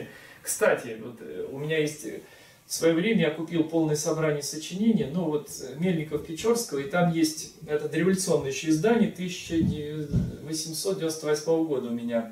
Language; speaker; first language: Russian; native; Russian